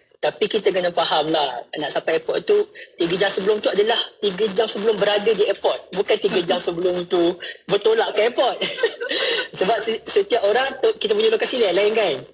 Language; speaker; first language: Malay; native; Malay